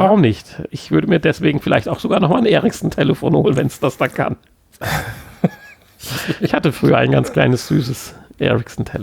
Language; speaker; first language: German; native; German